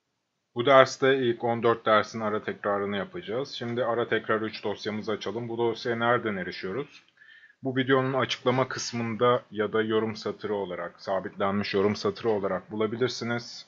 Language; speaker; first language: Turkish; native; Turkish